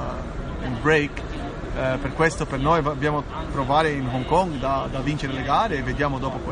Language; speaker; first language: Italian; early bilingual, heritage; Portuguese